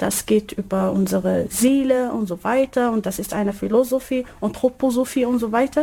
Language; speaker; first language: German; non-native, learner; Arabic